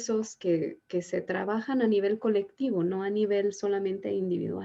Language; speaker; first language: Spanish; native; Spanish